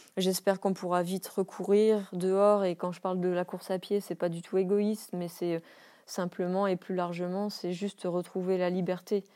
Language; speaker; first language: French; native; French